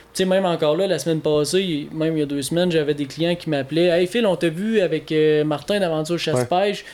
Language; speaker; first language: French; native; French